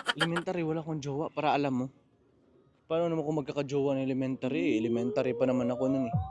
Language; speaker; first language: Filipino; native; Filipino